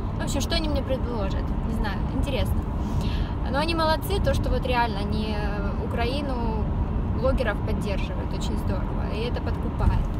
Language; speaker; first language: Russian; native; Russian